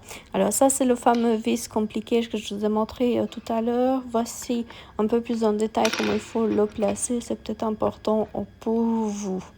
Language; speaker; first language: French; non-native, fluent; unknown